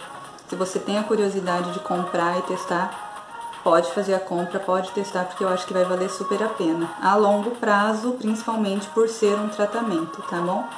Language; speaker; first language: Portuguese; native; Portuguese